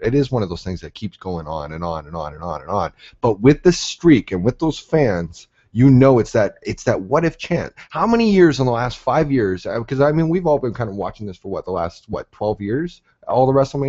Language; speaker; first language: English; native; English